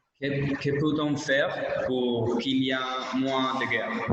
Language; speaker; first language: French; non-native, learner; Spanish